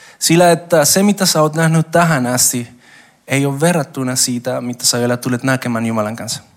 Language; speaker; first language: Finnish; non-native, fluent; Spanish